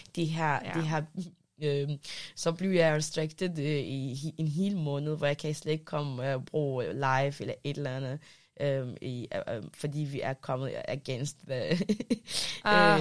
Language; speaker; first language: Danish; early bilingual, other home language; Arabic